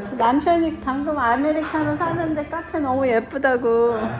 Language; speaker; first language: Korean; native; Korean